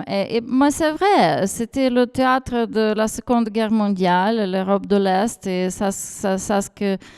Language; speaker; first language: French; non-native, fluent; Ukrainian